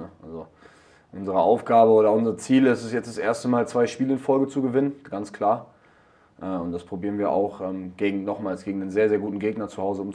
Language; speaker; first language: German; native; German